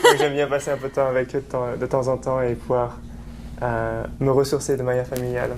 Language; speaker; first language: French; native; French